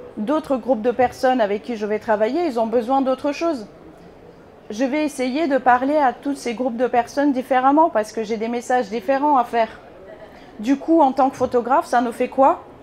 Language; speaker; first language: French; non-native, fluent; Bulgarian